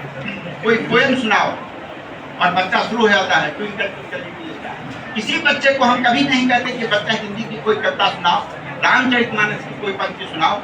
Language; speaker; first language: Hindi; native; Hindi